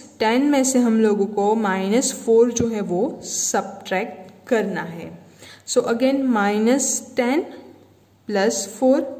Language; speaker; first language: Hindi; non-native, local second language; Gujarati